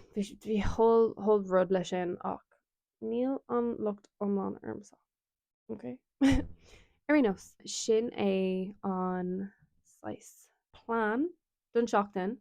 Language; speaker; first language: Irish; non-native, local second language; English